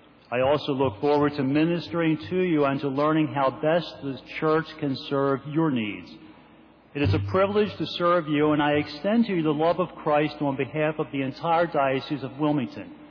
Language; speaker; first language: English; native; English